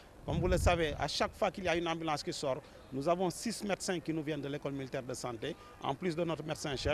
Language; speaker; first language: French; non-native, local second language; Wolof